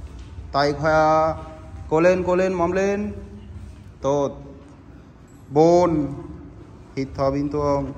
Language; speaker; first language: Vietnamese; non-native, learner; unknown